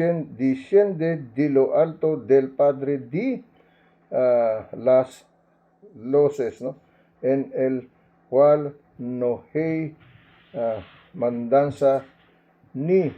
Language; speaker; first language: Spanish; non-native, learner; Filipino